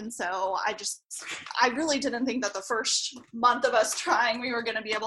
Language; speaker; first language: English; native; English